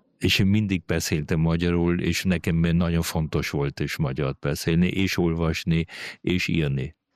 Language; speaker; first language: Hungarian; early bilingual, heritage; Hungarian